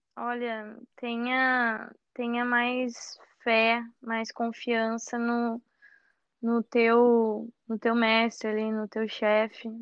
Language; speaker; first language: Portuguese; native; Portuguese